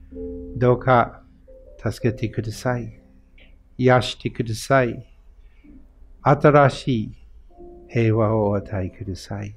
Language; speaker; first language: Japanese; non-native, fluent; English